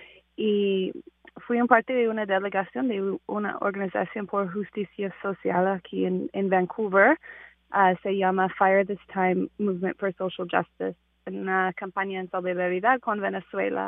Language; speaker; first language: Spanish; non-native, fluent; English